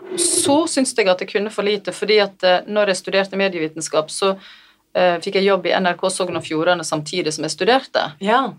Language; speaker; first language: Norwegian; native; Norwegian